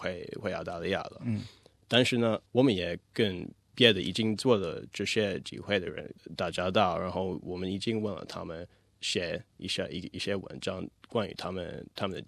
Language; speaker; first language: Chinese; non-native, fluent; English